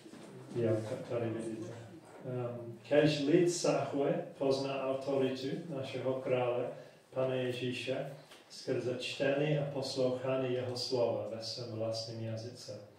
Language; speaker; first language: Czech; non-native, fluent; English